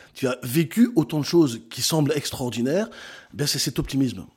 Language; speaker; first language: French; native; French